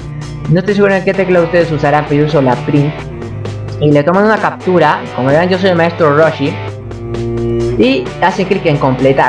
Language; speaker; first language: Spanish; native; Spanish